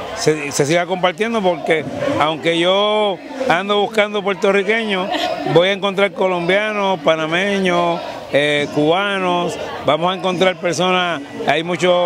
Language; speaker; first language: Spanish; native; Spanish